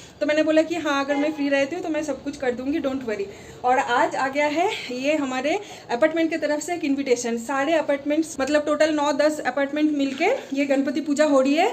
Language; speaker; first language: Hindi; non-native, local second language; Bangla